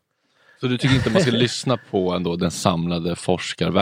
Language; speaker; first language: Swedish; native; Swedish